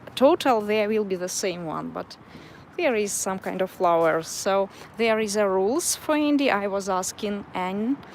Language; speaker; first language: English; non-native, fluent; Russian